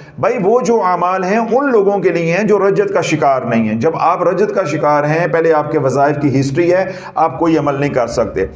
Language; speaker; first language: Urdu; native; Urdu